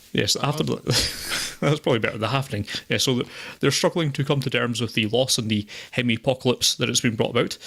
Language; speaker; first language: English; native; English